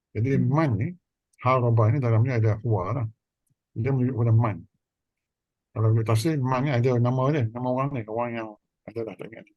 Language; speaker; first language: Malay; native; Malay